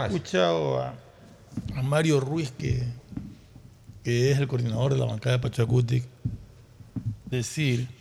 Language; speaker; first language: Spanish; native; Spanish